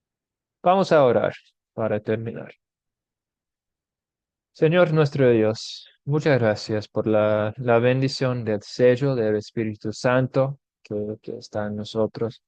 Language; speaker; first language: Spanish; non-native, fluent; English